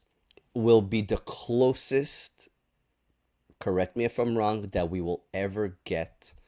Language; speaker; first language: English; native; English